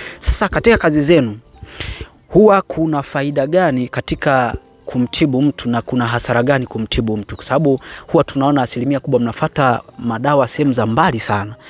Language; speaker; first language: Swahili; native; Swahili